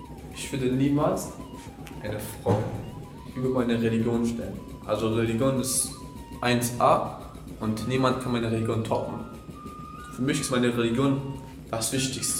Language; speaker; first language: German; non-native, fluent; Kurdish